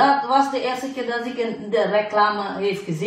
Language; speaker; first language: Dutch; non-native, fluent; Indonesian